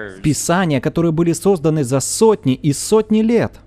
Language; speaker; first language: Russian; native; Russian